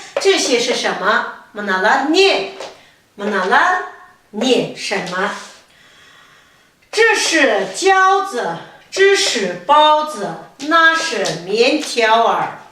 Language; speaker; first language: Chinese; non-native, fluent; Kazakh